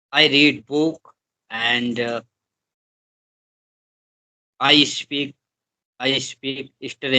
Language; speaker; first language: English; non-native, learner; Hindi